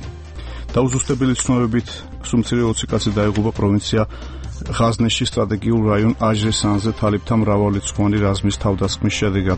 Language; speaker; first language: Georgian; native; Georgian